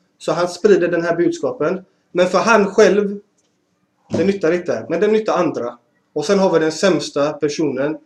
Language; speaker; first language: Swedish; early bilingual, other home language; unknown